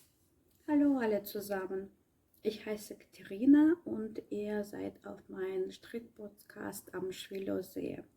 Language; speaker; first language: German; non-native, learner; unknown